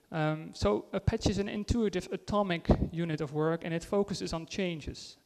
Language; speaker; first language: English; non-native, fluent; Dutch